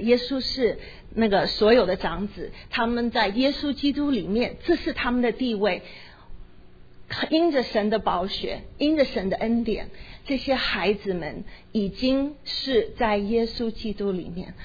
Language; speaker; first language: Chinese; native; Chinese